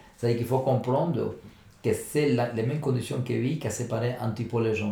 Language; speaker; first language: French; non-native, fluent; Spanish